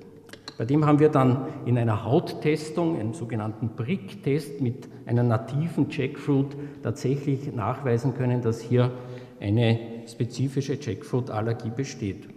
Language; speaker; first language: German; native; German